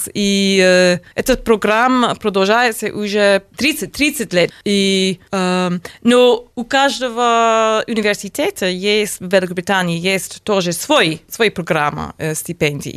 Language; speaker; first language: Russian; non-native, learner; English